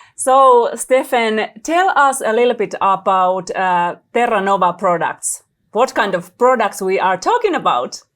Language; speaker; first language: English; non-native, fluent; Finnish